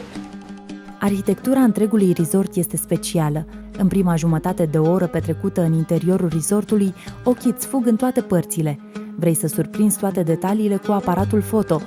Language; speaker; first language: Romanian; native; Romanian